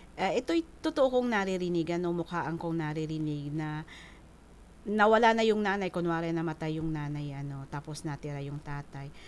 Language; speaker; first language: Filipino; non-native, local second language; Bikol